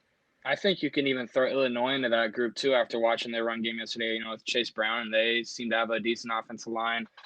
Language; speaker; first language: English; native; English